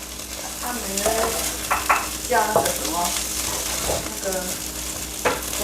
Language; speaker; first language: Chinese; native; Chinese